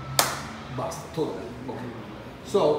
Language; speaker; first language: Spanish; non-native, learner; English